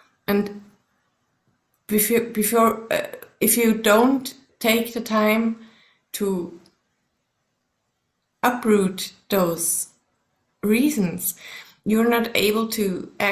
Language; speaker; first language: English; non-native, fluent; German